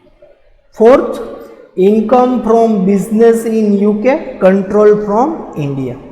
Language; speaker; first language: English; non-native, local second language; Gujarati